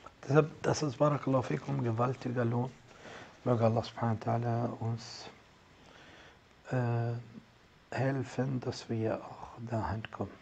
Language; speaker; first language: German; non-native, fluent; Arabic